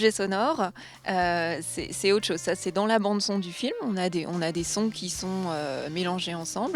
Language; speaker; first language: French; native; French